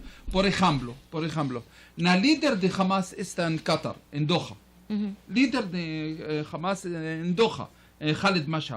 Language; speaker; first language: Spanish; non-native, learner; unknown